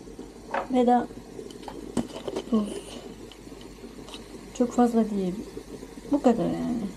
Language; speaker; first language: Turkish; non-native, learner; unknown